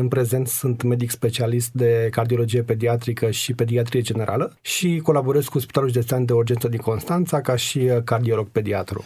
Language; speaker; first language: Romanian; native; Romanian